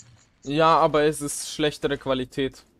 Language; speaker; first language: German; native; German